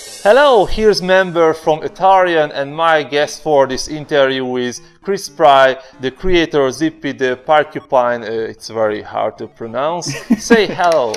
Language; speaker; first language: English; non-native, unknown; Hungarian